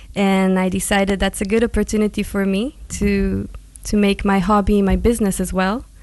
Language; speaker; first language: English; non-native, fluent; Hebrew